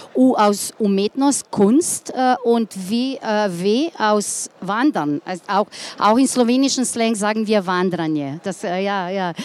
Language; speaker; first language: German; non-native, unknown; Slovenian